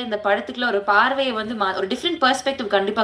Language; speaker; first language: Tamil; native; Tamil